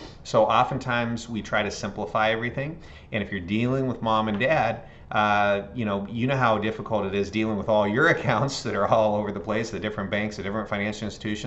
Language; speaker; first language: English; native; English